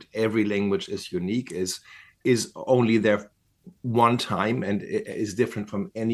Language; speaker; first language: English; non-native, fluent; German